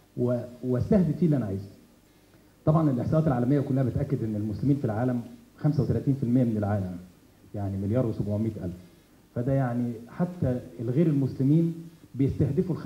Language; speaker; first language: Arabic; native; Arabic